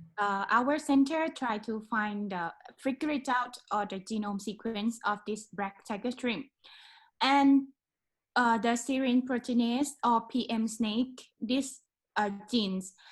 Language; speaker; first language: English; non-native, learner; Thai